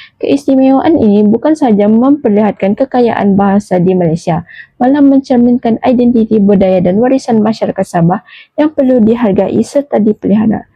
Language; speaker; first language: Malay; native; Malay